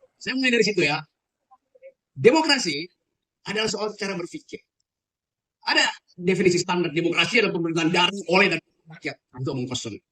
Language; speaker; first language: Indonesian; native; Indonesian